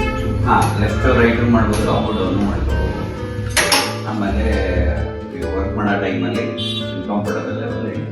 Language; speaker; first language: Kannada; native; Kannada